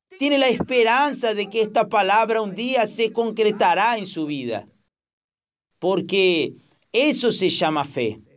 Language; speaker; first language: Spanish; non-native, fluent; Portuguese